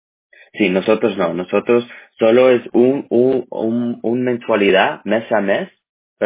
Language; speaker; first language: Spanish; early bilingual, heritage; Spanish